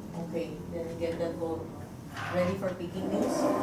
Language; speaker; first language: English; non-native, local second language; Filipino